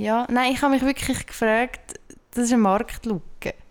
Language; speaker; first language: German; native; German